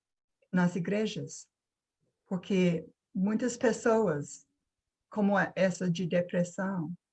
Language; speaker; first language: Portuguese; non-native, fluent; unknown